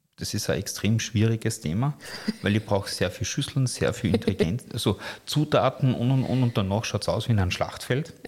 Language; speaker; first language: German; native; German